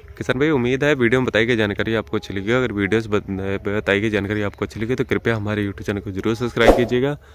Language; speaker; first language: Hindi; non-native, local second language; Punjabi